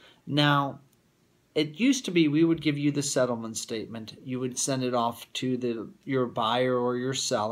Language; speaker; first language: English; native; English